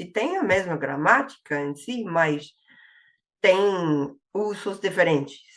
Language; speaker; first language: Portuguese; non-native, fluent; English